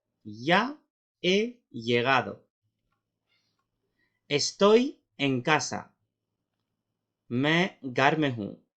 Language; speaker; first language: Spanish; non-native, fluent; Urdu